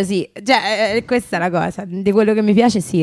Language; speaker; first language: Italian; native; Italian